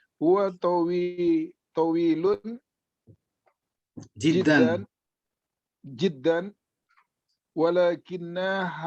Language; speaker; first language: Arabic; non-native, learner; Indonesian